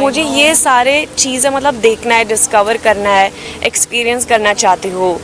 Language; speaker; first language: Hindi; non-native, fluent; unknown